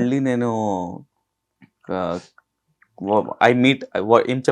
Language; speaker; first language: Telugu; non-native, learner; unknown